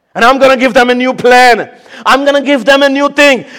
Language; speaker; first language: English; non-native, local second language; Urdu